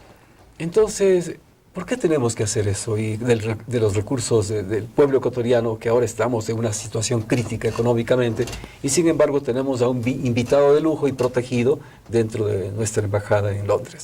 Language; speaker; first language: Spanish; native; Spanish